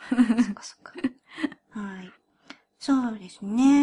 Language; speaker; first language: Japanese; early bilingual, heritage; Japanese